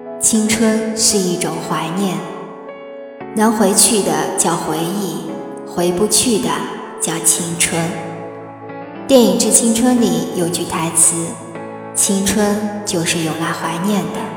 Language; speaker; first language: Chinese; native; Chinese